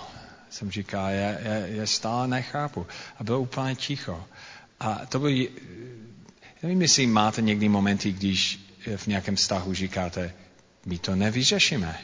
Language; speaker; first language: Czech; non-native, fluent; English